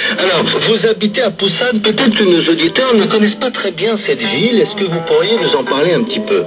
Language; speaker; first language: French; native; French